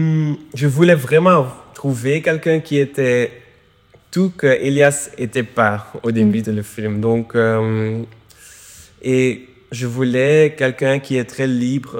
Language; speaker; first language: French; non-native, learner; Dutch